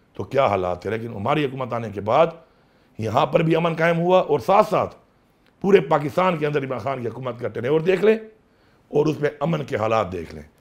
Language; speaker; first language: Urdu; non-native, local second language; Pashto